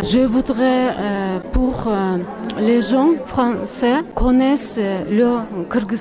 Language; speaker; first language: French; non-native, learner; Kyrgyz